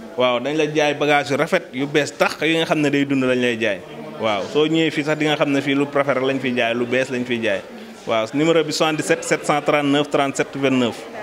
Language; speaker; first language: Wolof; native; Wolof